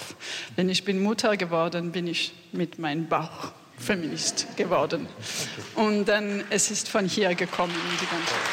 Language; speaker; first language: German; non-native, learner; French